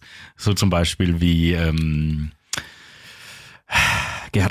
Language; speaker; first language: German; native; German